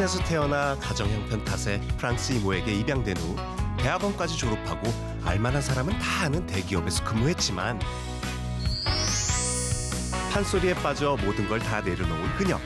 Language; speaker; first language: Korean; native; Korean